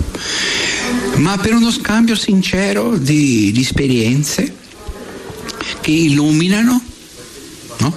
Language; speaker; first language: Italian; non-native, fluent; Portuguese